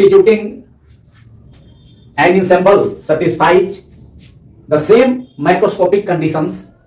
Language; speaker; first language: English; non-native, local second language; Hindi